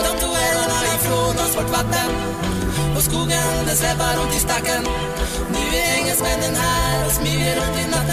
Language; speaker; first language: Swedish; native; Swedish